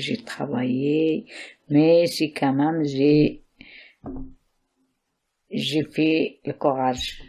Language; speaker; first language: French; non-native, learner; Arabic